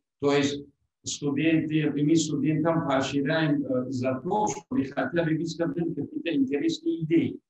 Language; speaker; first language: Russian; non-native, local second language; Tajik